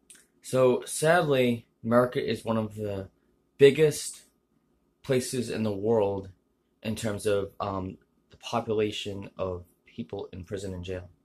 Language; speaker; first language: English; native; English